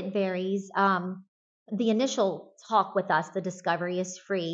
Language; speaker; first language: English; native; English